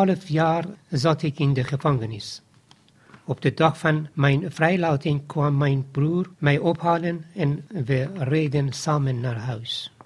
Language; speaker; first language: Dutch; non-native, fluent; Persian